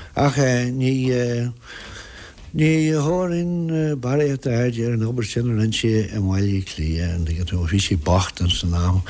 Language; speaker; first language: Irish; non-native, local second language; English